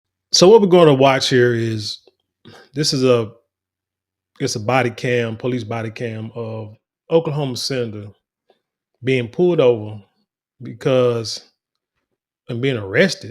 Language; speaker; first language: English; native; English